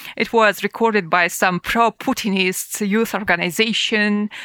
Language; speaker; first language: English; non-native, fluent; Russian